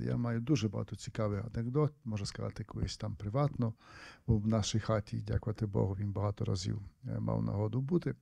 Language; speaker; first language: Ukrainian; native; Ukrainian